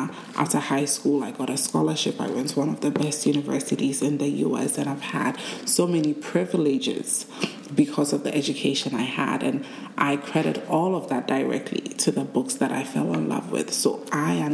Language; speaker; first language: English; non-native, local second language; Akan